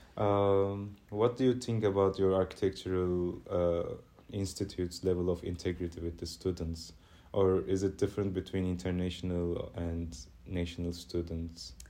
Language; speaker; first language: English; non-native, fluent; Turkish